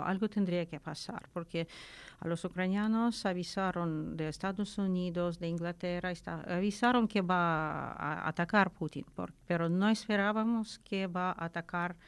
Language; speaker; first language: Spanish; non-native, learner; Ukrainian